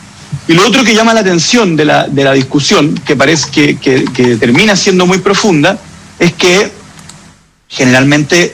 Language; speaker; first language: Spanish; native; Spanish